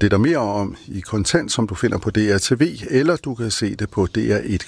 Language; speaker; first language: Danish; native; Danish